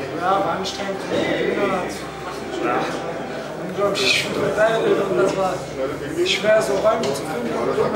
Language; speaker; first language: German; non-native, fluent; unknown